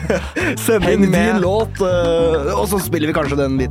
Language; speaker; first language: Norwegian; native; Norwegian